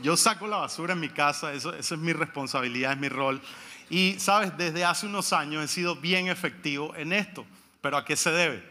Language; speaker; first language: Spanish; native; Spanish